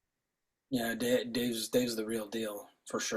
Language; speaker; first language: English; native; English